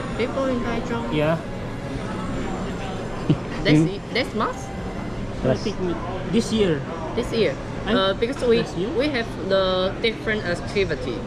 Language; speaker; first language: English; non-native, learner; Chinese